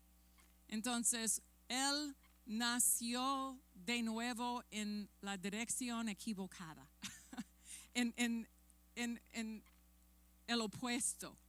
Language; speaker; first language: Spanish; non-native, fluent; English